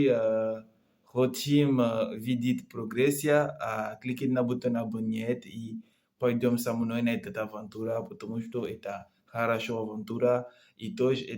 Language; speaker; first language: Russian; non-native, learner; Comorian